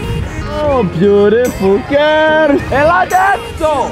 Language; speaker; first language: English; non-native, learner; Greek